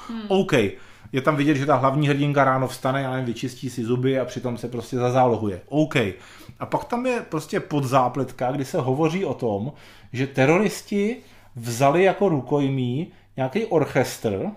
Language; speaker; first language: Czech; native; Czech